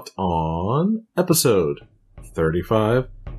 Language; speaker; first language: English; native; English